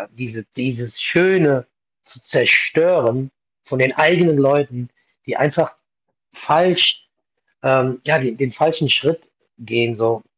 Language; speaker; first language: German; early bilingual, other home language; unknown